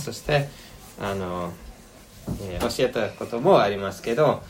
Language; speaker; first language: Japanese; non-native, fluent; English